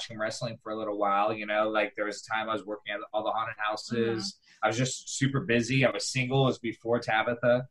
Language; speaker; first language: English; native; English